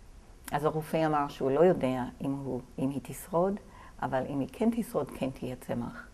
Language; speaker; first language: Hebrew; non-native, fluent; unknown